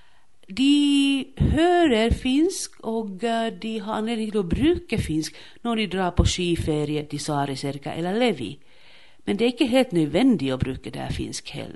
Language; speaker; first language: Swedish; non-native, local second language; Finnish